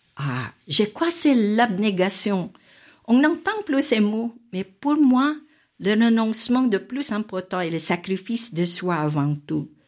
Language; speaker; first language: French; non-native, fluent; Filipino